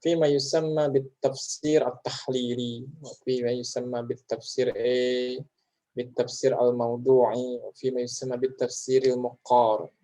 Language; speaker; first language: Arabic; non-native, fluent; Indonesian